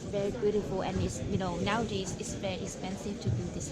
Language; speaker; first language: English; non-native, learner; Vietnamese